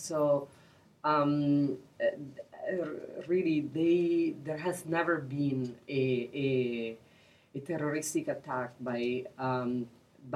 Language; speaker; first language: English; non-native, fluent; Italian